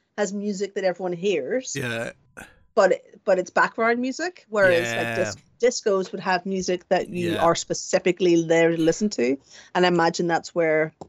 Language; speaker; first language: English; native; English